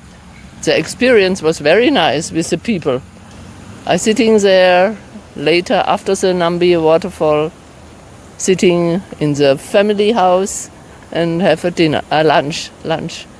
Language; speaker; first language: English; non-native, learner; German